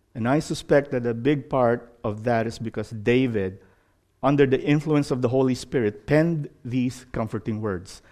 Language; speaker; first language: English; non-native, local second language; Filipino